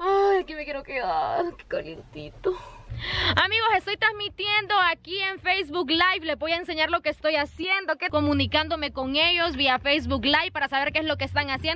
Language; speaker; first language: Spanish; native; Spanish